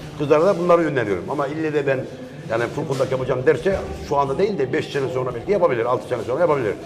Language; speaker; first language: Turkish; early bilingual, heritage; Turkish